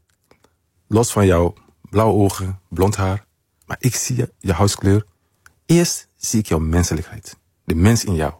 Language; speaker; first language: Dutch; non-native, fluent; Mandingo